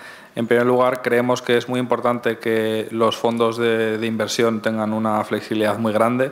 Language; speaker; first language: Spanish; native; Spanish